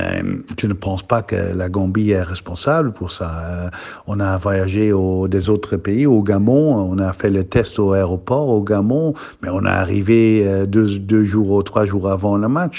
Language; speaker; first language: French; non-native, learner; Dutch